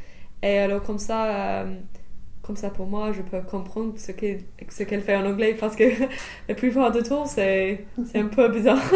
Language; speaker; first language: French; non-native, fluent; English